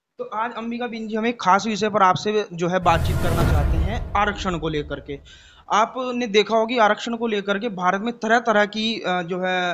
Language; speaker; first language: Hindi; native; Hindi